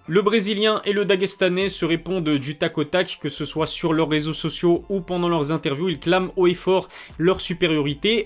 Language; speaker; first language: French; native; French